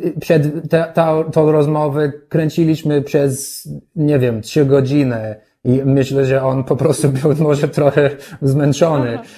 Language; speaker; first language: Polish; non-native, learner; English